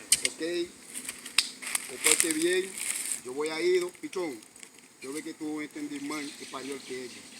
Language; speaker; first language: Spanish; non-native, local second language; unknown